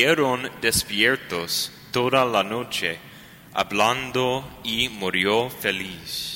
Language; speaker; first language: Spanish; non-native, learner; English